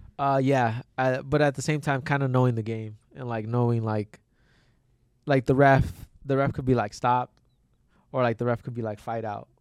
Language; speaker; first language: English; native; English